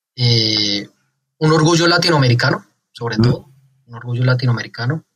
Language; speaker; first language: Spanish; native; Spanish